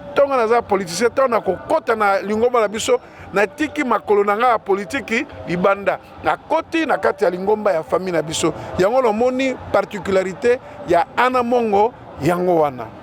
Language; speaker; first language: Lingala; non-native, local second language; Mongo